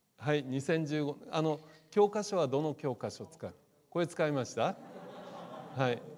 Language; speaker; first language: Japanese; native; Japanese